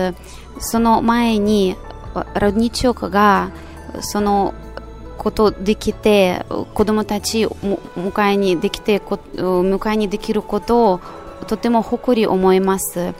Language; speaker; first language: Japanese; non-native, fluent; Russian